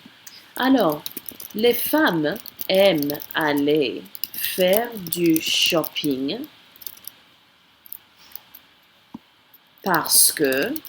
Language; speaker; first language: French; non-native, fluent; English